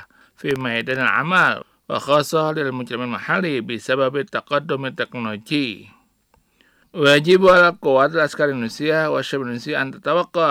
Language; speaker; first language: Arabic; non-native, fluent; Indonesian